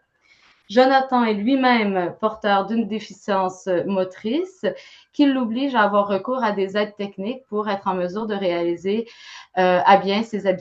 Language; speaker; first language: French; native; French